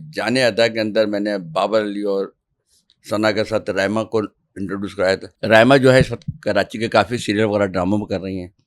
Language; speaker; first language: Urdu; native; Urdu